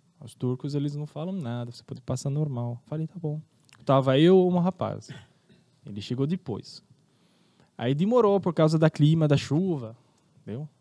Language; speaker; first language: Portuguese; non-native, fluent; Arabic